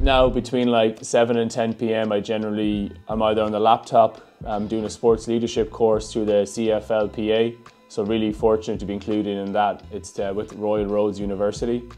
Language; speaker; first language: English; native; English